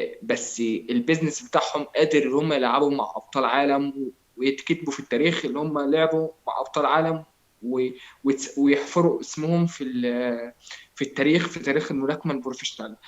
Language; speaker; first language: Arabic; native; Arabic